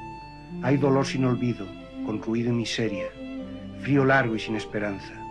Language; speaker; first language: Spanish; native; Spanish